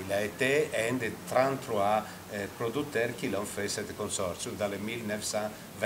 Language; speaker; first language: French; non-native, fluent; Italian